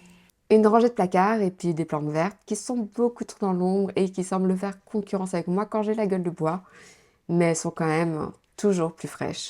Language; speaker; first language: French; native; French